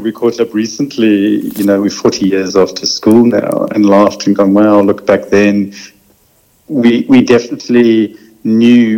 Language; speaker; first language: English; native; English